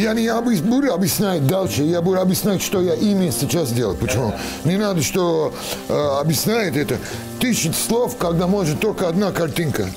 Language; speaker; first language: Russian; non-native, learner; English